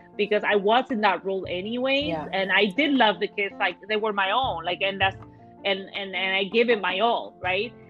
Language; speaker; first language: English; early bilingual, other home language; Spanish